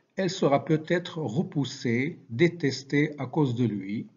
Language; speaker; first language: French; non-native, local second language; Arabic